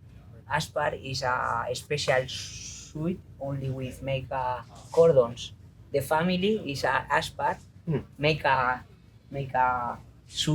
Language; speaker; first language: English; non-native, learner; Spanish